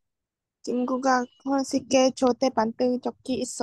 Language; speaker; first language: Korean; non-native, learner; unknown